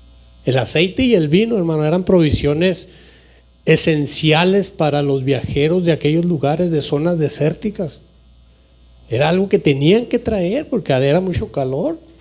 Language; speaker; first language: Spanish; native; Spanish